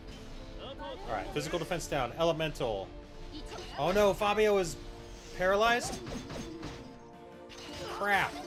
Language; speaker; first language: English; native; English